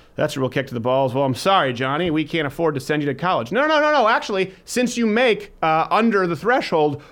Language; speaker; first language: English; native; English